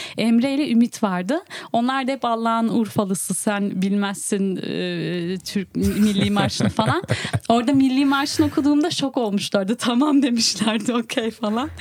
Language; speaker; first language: Turkish; early bilingual, heritage; Turkish